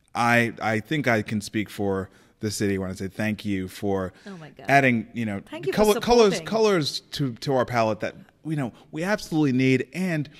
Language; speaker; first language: English; native; English